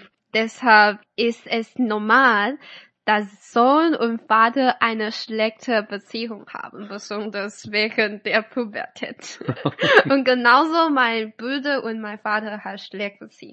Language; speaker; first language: German; non-native, fluent; Chinese